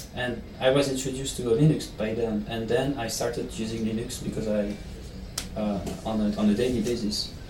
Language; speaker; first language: English; non-native, fluent; Italian